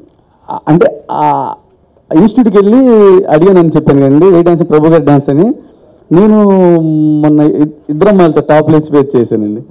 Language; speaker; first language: Telugu; native; Telugu